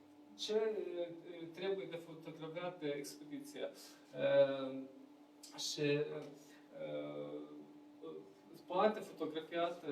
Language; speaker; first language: Romanian; non-native, learner; Ukrainian